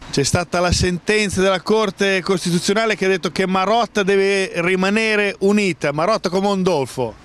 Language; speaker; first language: Italian; native; Italian